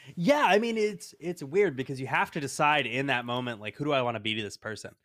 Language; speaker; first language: English; native; English